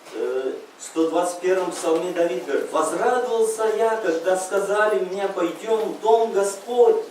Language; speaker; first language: Russian; non-native, local second language; Uzbek